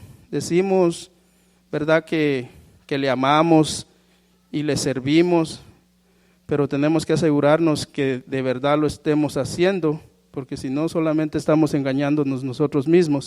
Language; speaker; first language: Spanish; native; Spanish